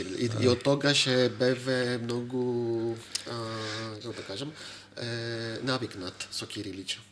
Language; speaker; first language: Macedonian; non-native, fluent; Greek